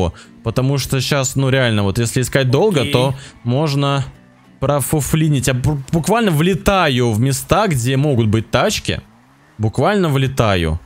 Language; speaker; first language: Russian; native; Russian